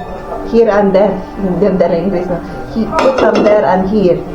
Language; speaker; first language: English; non-native, local second language; Filipino